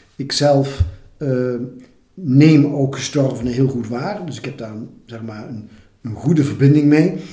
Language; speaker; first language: Dutch; native; Dutch